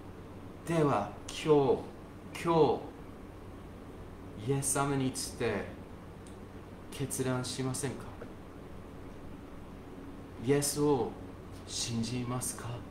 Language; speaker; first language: Japanese; non-native, fluent; English